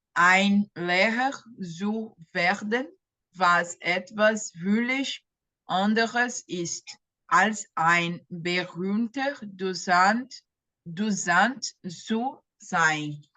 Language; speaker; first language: German; non-native, learner; Portuguese